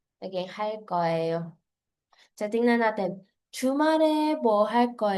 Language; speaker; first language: Korean; non-native, fluent; Filipino